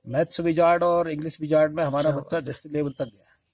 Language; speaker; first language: Hindi; native; Hindi